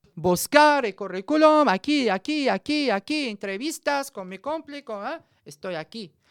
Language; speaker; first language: Spanish; non-native, learner; Arabic